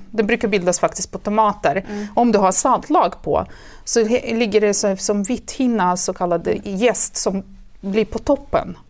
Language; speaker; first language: Swedish; non-native, fluent; Russian